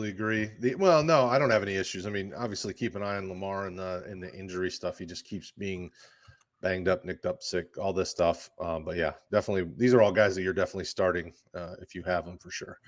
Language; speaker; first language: English; native; English